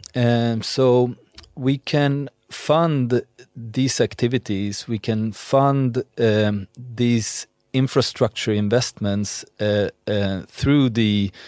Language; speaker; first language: English; non-native, fluent; Swedish